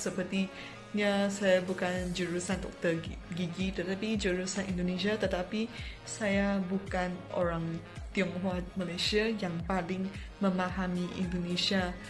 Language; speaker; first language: Indonesian; non-native, fluent; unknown